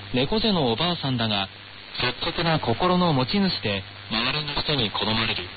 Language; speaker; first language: Japanese; non-native, fluent; Chinese